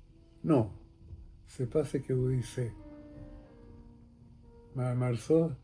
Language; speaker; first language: French; non-native, fluent; Spanish